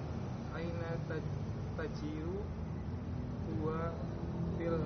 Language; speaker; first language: Arabic; non-native, learner; Indonesian